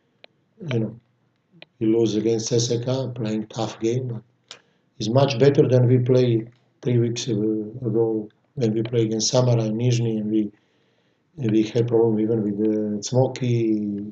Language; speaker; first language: English; non-native, fluent; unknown